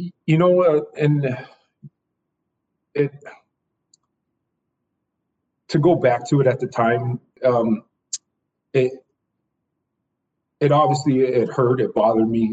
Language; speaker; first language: English; native; English